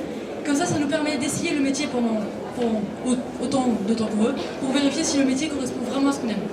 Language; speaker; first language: French; native; French